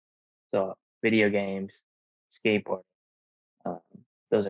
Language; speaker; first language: English; non-native, fluent; Korean